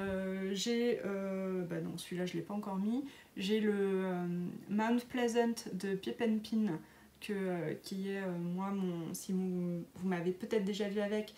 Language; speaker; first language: French; native; French